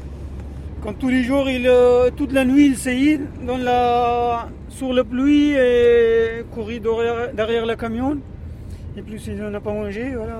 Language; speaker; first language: French; non-native, learner; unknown